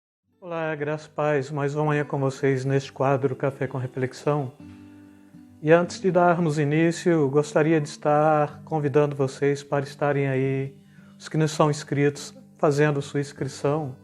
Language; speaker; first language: Portuguese; native; Portuguese